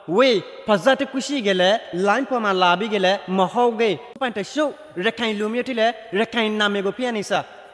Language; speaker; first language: Burmese; native; Burmese